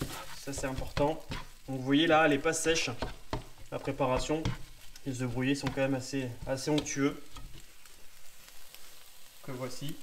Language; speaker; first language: French; native; French